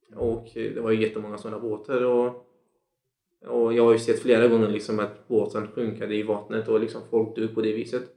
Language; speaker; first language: Swedish; non-native, fluent; Central Kurdish